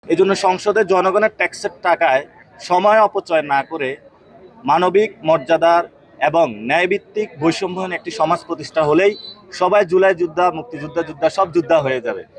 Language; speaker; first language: Bangla; native; Bangla